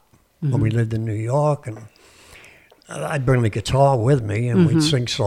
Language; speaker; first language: English; native; English